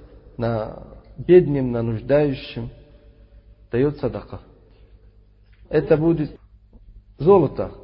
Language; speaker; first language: Russian; non-native, fluent; Uzbek